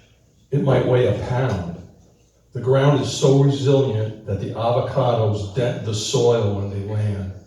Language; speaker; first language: English; native; English